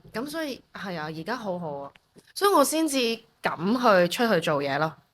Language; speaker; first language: Cantonese; early bilingual, heritage; Cantonese